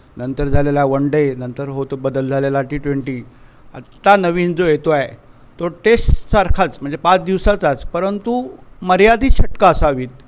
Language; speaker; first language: Marathi; native; Marathi